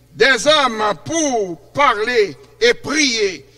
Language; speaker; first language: French; native; French